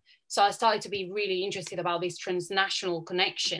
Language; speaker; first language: English; non-native, fluent; Catalan